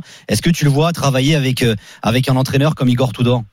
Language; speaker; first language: French; native; French